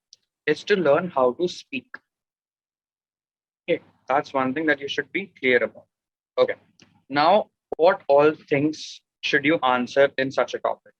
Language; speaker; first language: English; non-native, local second language; Hindi